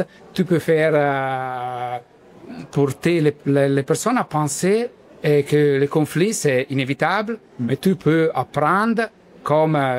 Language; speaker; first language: French; non-native, learner; Italian